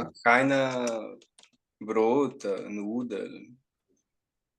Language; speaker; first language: German; non-native, learner; Portuguese